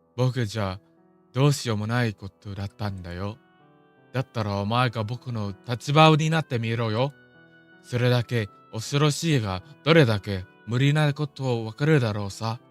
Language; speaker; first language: Japanese; non-native, learner; English